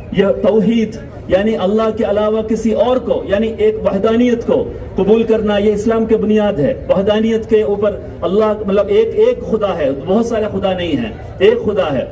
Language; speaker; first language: Urdu; non-native, local second language; Malayalam